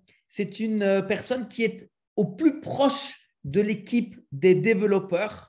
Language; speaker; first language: French; native; French